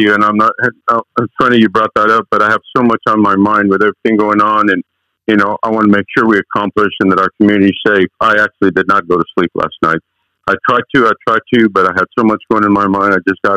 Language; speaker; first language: English; early bilingual, other home language; Spanish